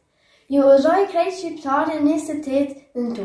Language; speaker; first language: Albanian; early bilingual, heritage; Albanian